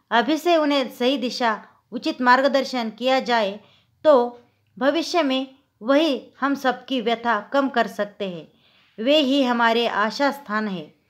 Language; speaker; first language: Hindi; non-native, local second language; Marathi